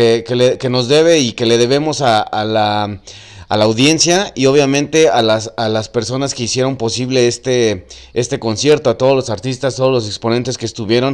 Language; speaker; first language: Spanish; native; Spanish